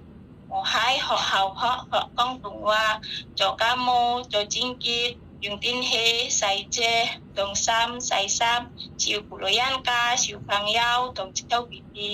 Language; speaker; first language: Cantonese; non-native, learner; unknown